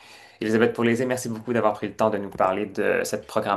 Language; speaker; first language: French; native; French